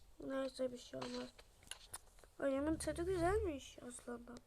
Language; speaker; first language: Turkish; native; Turkish